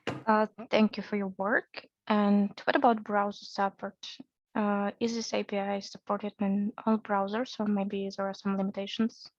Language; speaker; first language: English; non-native, fluent; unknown